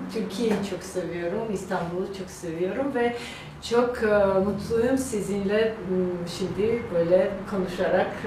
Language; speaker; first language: Turkish; non-native, learner; Georgian